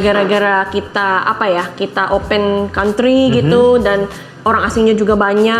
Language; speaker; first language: Indonesian; non-native, learner; Filipino